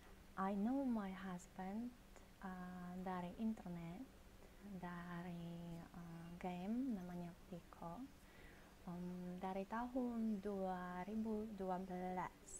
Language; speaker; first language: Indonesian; non-native, learner; Polish